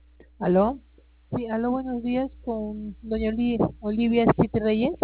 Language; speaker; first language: Spanish; native; Spanish